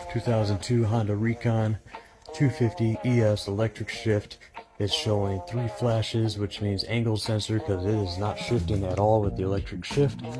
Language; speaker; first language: English; native; English